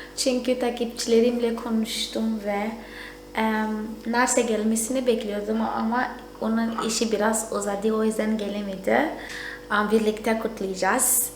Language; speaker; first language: Turkish; non-native, fluent; Portuguese